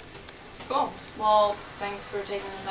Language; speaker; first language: English; native; English